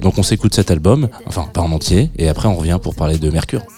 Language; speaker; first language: French; native; French